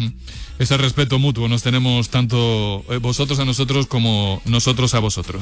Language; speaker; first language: Spanish; native; Spanish